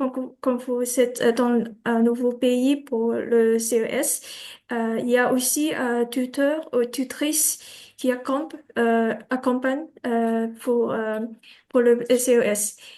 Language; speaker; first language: French; non-native, learner; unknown